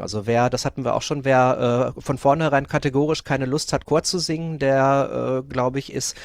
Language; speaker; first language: German; native; German